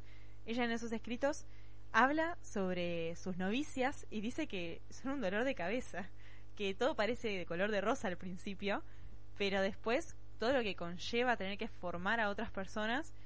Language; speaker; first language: Spanish; native; Spanish